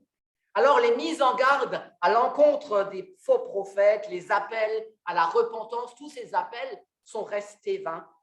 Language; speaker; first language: French; native; French